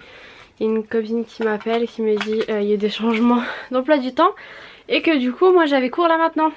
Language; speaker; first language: French; native; French